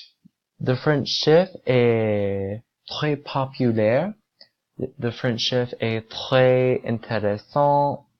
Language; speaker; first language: French; non-native, learner; English